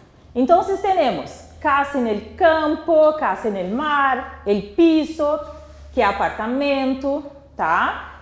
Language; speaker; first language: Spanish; non-native, fluent; Portuguese